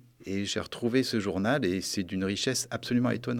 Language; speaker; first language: French; native; French